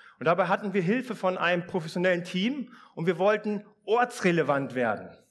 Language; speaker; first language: German; early bilingual, other home language; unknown